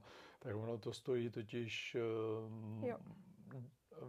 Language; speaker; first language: Czech; native; Czech